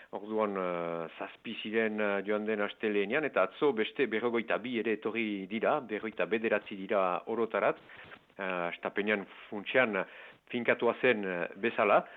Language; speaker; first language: Basque; native; Basque